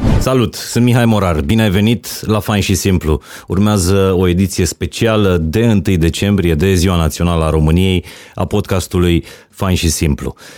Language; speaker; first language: Romanian; native; Romanian